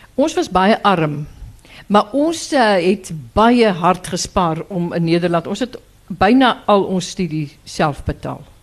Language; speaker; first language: Afrikaans; native; Afrikaans